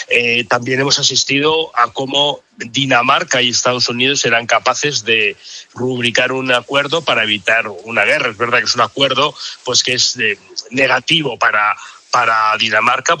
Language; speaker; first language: Spanish; native; Spanish